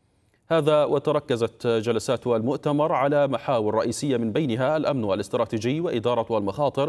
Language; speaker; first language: Arabic; native; Arabic